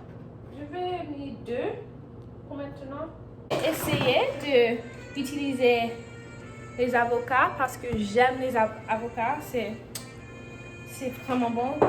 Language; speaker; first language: French; non-native, learner; English